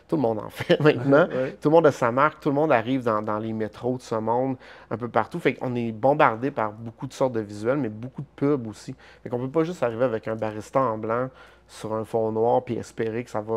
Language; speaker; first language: French; native; French